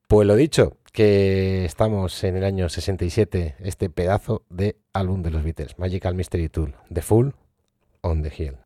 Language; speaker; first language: Spanish; native; Spanish